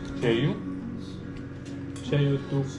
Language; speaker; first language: Korean; non-native, learner; German